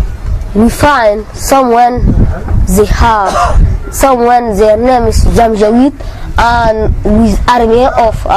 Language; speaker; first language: English; non-native, learner; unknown